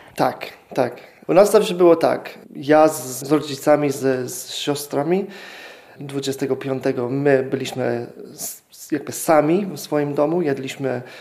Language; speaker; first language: Polish; non-native, fluent; English